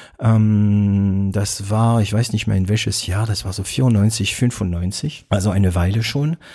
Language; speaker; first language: German; non-native, fluent; French